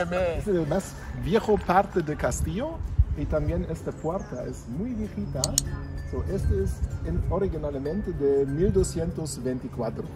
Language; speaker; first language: Spanish; non-native, learner; German